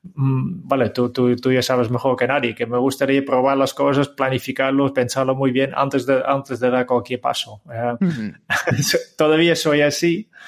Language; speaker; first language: Spanish; non-native, fluent; Dutch